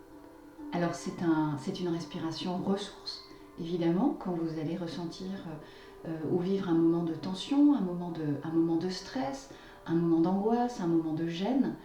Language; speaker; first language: French; native; French